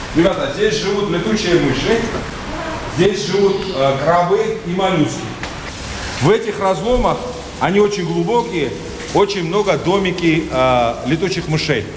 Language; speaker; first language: Russian; non-native, local second language; Georgian